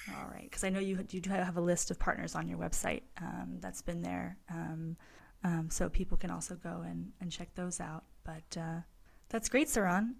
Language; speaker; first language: English; native; English